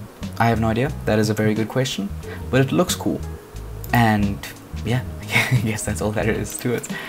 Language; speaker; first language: English; native; English